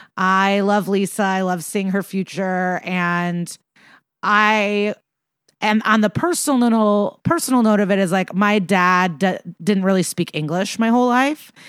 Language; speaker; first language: English; early bilingual, other home language; Russian